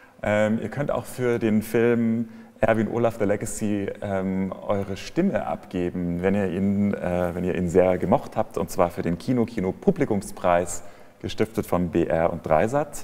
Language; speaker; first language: German; native; German